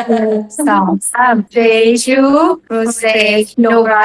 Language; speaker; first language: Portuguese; non-native, learner; Thai